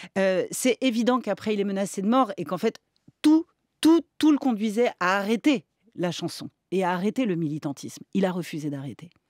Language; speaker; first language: French; native; French